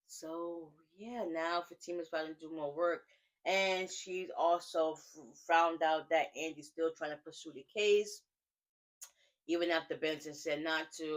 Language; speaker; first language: English; native; English